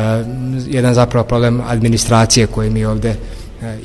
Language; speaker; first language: Croatian; native; Croatian